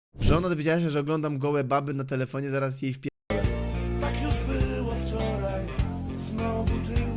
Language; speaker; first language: Polish; native; Polish